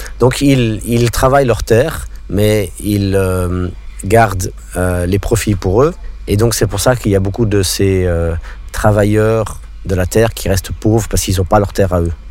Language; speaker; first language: French; non-native, local second language; English